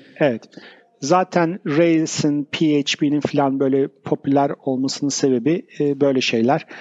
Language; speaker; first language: Turkish; native; Turkish